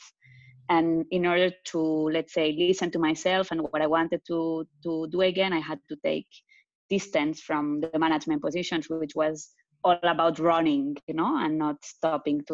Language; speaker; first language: English; non-native, fluent; Spanish